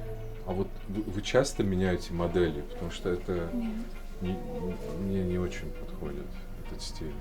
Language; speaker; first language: Russian; non-native, learner; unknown